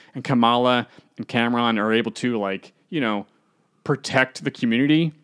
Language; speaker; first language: English; native; English